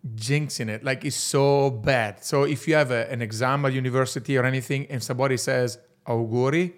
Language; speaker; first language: English; non-native, fluent; Italian